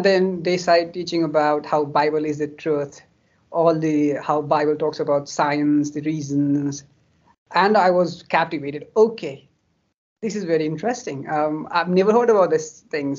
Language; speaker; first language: English; non-native, local second language; Nepali